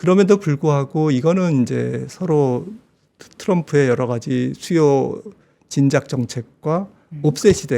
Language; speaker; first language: Korean; native; Korean